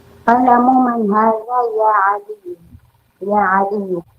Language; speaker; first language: Arabic; non-native, learner; Filipino